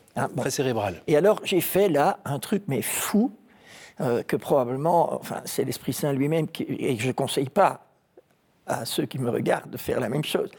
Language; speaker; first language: French; native; French